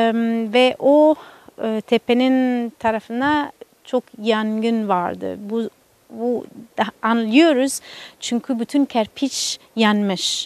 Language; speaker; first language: Turkish; non-native, learner; Italian